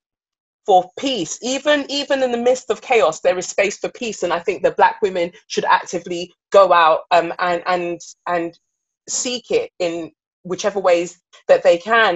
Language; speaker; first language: English; native; English